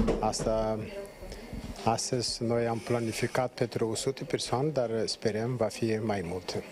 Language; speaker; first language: Romanian; non-native, learner; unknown